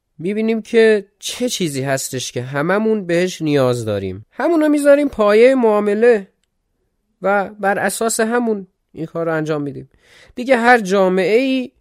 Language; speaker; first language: Persian; non-native, local second language; Azerbaijani